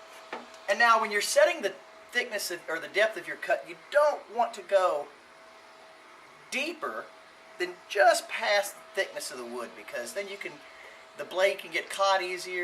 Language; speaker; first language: English; native; English